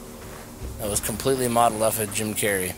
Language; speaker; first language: English; native; English